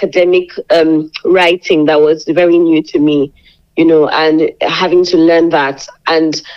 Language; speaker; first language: English; non-native, local second language; Yoruba